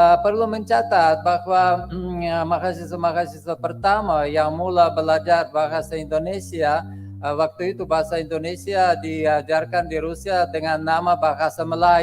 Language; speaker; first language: Indonesian; non-native, fluent; Russian